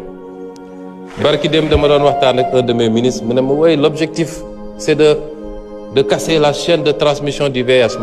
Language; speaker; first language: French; non-native, local second language; Wolof